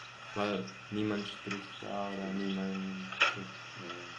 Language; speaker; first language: German; non-native, learner; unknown